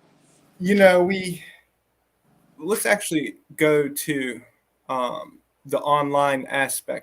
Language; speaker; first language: English; native; English